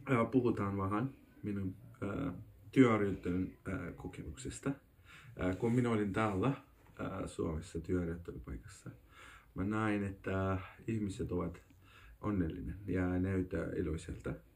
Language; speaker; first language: Finnish; non-native, learner; Turkish